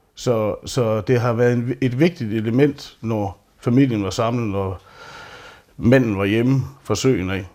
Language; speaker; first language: Danish; native; Danish